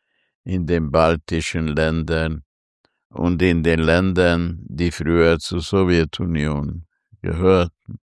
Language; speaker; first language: German; non-native, fluent; Hungarian